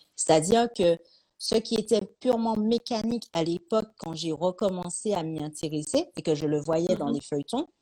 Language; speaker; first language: French; native; French